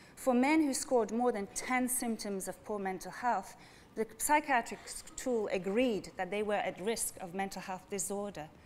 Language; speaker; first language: English; non-native, fluent; French